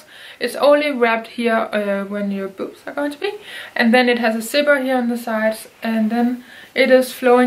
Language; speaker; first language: English; non-native, fluent; Danish